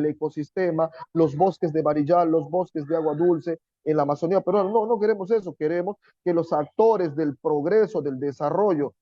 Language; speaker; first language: Spanish; native; Spanish